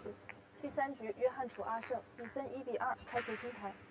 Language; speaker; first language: Chinese; native; Chinese